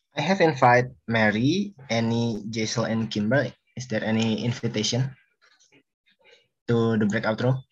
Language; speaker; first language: English; non-native, learner; Indonesian